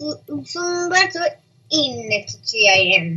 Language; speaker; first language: Polish; early bilingual, heritage; Polish